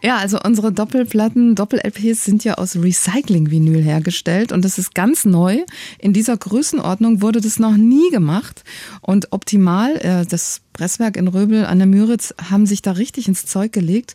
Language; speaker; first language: German; native; German